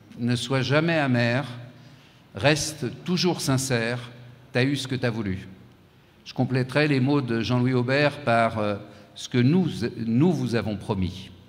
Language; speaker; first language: French; native; French